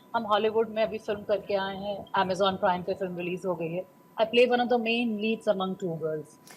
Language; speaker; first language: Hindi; non-native, local second language; Bhojpuri